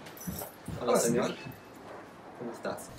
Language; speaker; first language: Spanish; non-native, learner; English